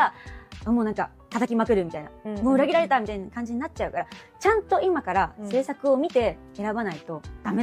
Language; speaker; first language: Japanese; native; Japanese